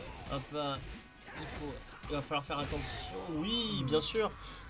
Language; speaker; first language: French; native; French